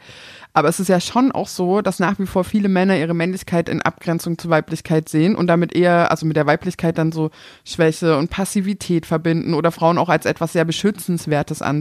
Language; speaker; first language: German; native; German